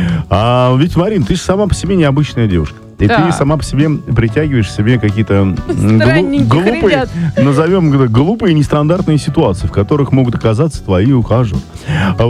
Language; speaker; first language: Russian; native; Russian